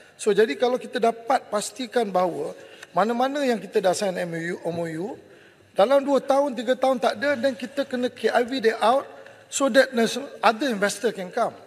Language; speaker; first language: Malay; native; Malay